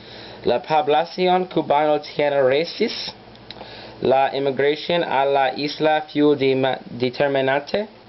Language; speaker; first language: Spanish; non-native, learner; English